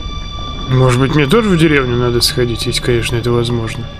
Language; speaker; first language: Russian; native; Russian